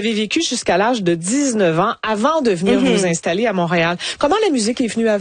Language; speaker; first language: French; native; French